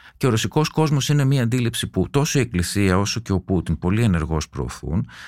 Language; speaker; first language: Greek; native; Greek